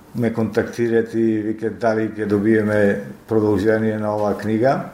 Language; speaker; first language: Macedonian; native; Macedonian